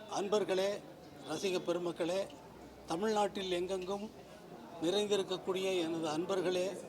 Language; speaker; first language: Tamil; native; Tamil